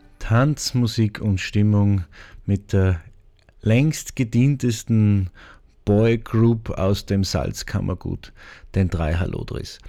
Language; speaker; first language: German; native; German